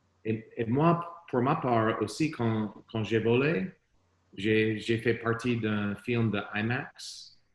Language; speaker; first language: French; non-native, learner; English